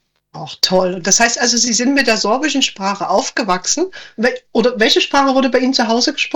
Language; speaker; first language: German; native; German